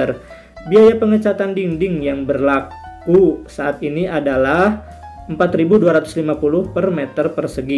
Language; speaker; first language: Indonesian; native; Indonesian